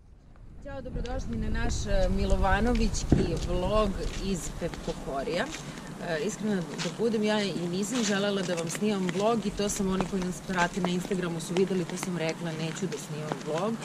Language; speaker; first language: Bosnian; native; Bosnian